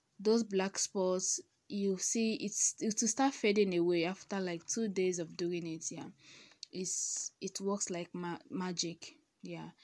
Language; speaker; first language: English; non-native, local second language; Igbo